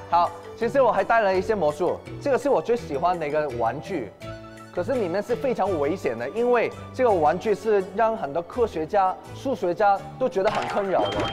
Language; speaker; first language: Chinese; non-native, local second language; Cantonese